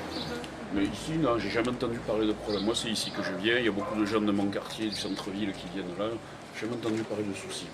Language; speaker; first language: French; native; French